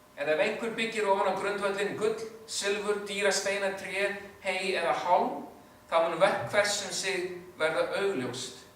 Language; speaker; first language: Icelandic; non-native, fluent; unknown